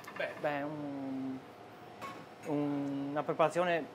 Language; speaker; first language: Italian; non-native, fluent; Albanian